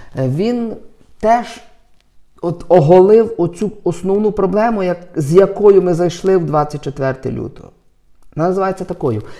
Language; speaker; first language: Ukrainian; native; Ukrainian